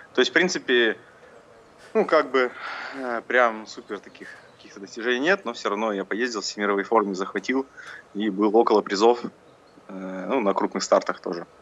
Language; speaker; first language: Russian; native; Russian